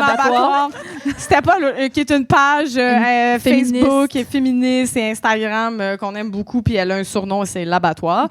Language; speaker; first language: French; native; French